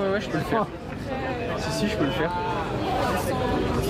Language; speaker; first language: French; native; French